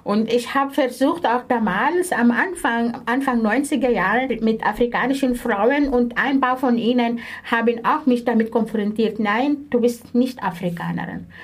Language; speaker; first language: German; non-native, fluent; Arabic